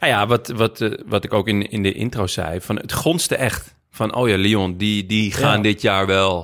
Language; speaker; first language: Dutch; native; Dutch